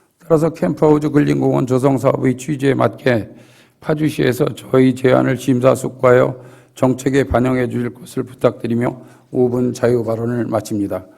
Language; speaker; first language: Korean; native; Korean